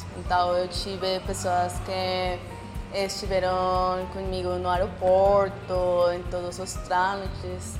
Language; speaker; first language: Portuguese; non-native, fluent; Spanish